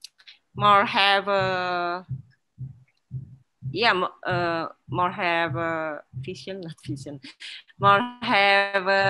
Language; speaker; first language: English; non-native, learner; Indonesian